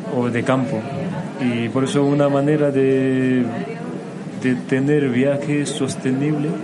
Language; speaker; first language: Spanish; non-native, fluent; Nepali